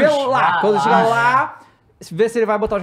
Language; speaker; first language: Portuguese; native; Portuguese